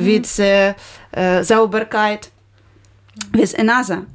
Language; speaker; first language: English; non-native, learner; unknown